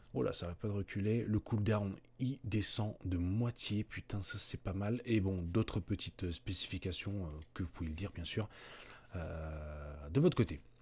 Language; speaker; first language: French; native; French